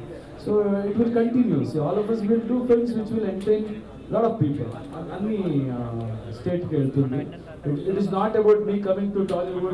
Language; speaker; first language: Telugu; non-native, fluent; Kannada